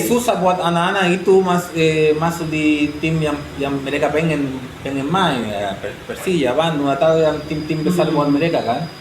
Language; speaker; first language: Indonesian; non-native, fluent; Spanish